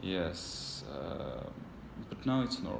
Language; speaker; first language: English; non-native, learner; Armenian